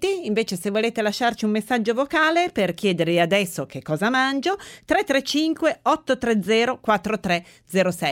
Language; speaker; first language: Italian; native; Italian